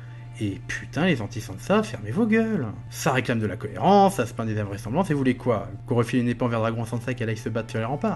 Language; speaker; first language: French; native; French